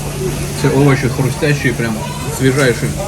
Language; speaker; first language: Russian; native; Russian